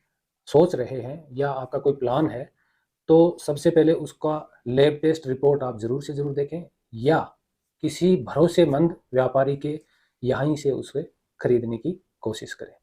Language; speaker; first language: Hindi; native; Hindi